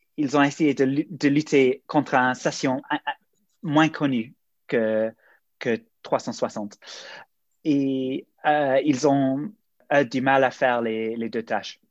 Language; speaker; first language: French; non-native, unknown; English